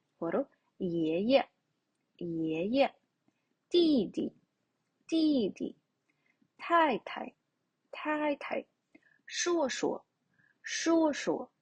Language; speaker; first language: Chinese; non-native, fluent; Ukrainian